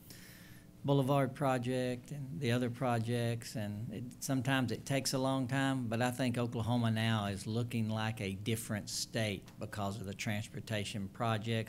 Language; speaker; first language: English; native; English